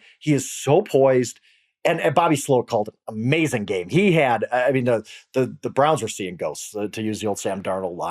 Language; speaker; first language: English; native; English